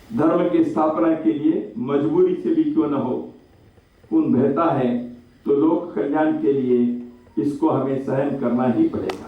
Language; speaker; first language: Hindi; non-native, local second language; Kannada